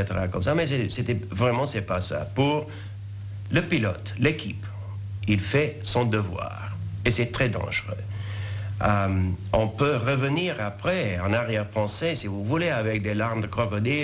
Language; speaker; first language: French; non-native, fluent; English